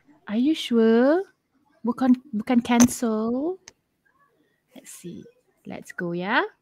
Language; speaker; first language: English; non-native, local second language; Malay